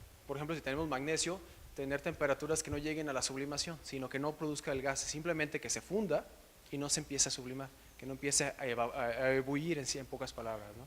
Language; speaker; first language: Spanish; native; Spanish